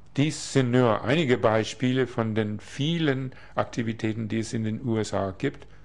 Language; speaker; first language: German; non-native, fluent; English